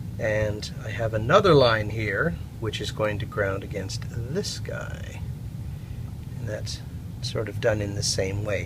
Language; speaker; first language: English; native; English